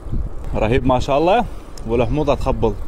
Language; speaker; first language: Arabic; native; Arabic